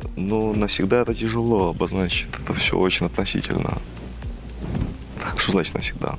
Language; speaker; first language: Russian; non-native, fluent; Greek